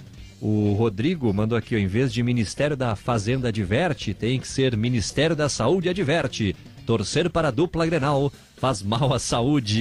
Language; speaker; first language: Portuguese; native; Portuguese